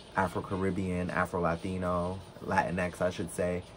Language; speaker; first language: English; native; English